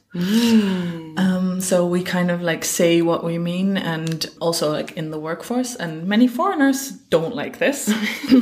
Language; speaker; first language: English; non-native, fluent; Dutch